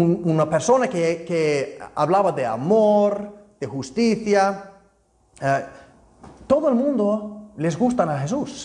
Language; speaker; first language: Spanish; non-native, fluent; Icelandic